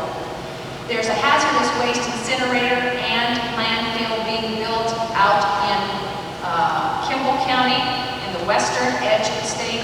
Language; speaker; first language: English; native; English